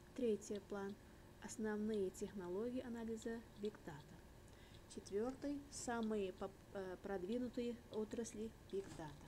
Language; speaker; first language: Russian; non-native, local second language; Uzbek